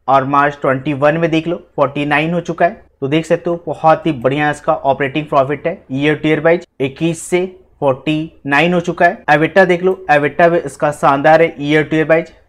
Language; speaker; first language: Hindi; native; Hindi